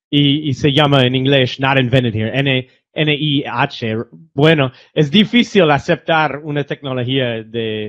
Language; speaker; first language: Spanish; non-native, fluent; English